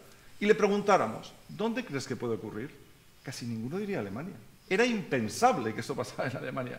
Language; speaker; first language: Spanish; native; Spanish